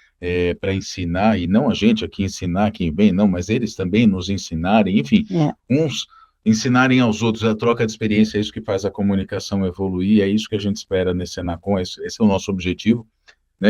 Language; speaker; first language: Portuguese; native; Portuguese